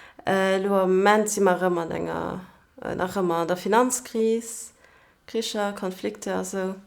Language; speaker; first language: German; non-native, local second language; Luxembourgish